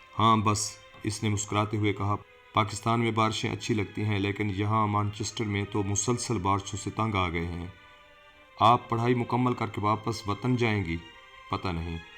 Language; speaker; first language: Urdu; non-native, local second language; Sindhi